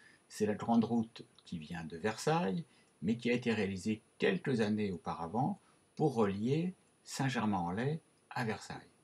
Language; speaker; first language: French; native; French